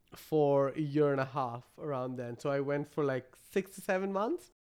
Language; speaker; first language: English; non-native, local second language; Malayalam